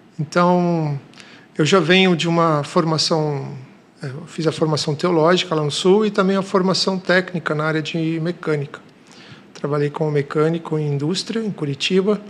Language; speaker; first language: Portuguese; native; Portuguese